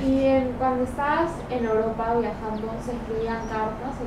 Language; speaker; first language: Spanish; native; Spanish